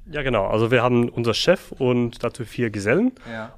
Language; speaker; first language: German; non-native, fluent; English